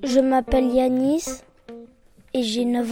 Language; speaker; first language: French; early bilingual, other home language; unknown